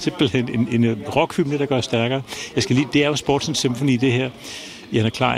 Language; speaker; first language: Danish; native; Danish